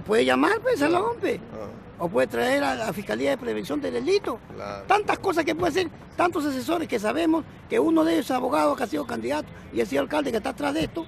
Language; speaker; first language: Spanish; native; Spanish